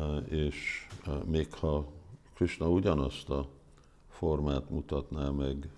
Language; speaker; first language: Hungarian; early bilingual, heritage; Hungarian